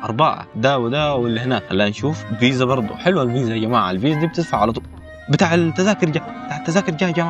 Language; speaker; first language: Arabic; native; Arabic